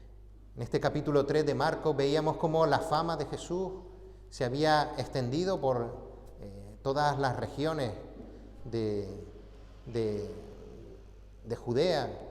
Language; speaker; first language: Spanish; native; Spanish